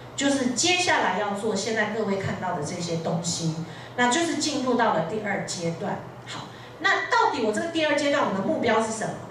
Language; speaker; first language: Chinese; native; Chinese